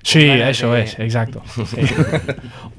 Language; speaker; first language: Spanish; non-native, learner; English